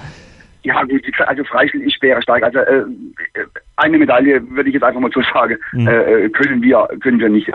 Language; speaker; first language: German; native; German